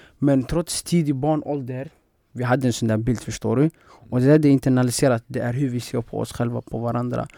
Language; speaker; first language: Swedish; non-native, fluent; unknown